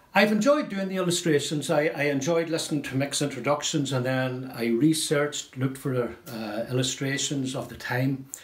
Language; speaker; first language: English; native; English